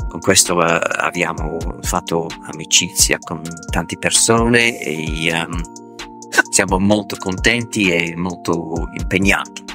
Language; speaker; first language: Italian; non-native, learner; English